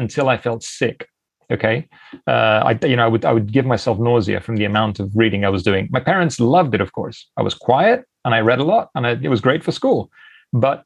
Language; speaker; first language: English; native; English